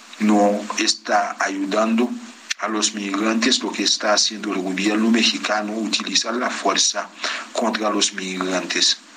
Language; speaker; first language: Spanish; non-native, fluent; Haitian Creole